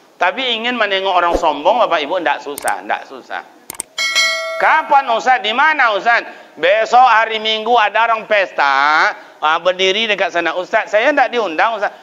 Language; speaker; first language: Malay; non-native, local second language; Minangkabau